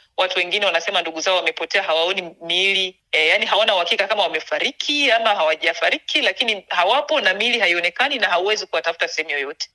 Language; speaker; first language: Swahili; native; Swahili